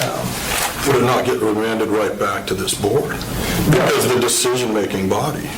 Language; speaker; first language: English; native; English